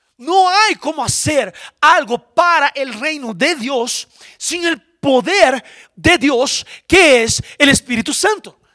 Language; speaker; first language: Spanish; non-native, fluent; Portuguese